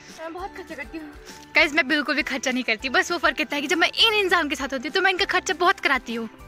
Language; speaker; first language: Hindi; native; Hindi